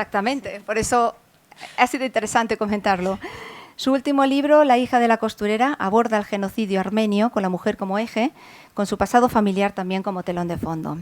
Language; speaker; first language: Spanish; native; Spanish